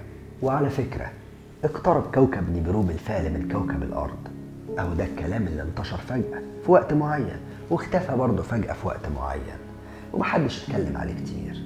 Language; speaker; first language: Arabic; native; Arabic